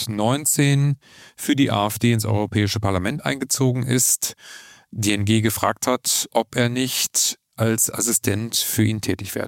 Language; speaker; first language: German; native; German